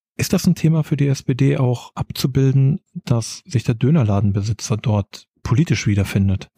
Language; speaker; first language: German; native; German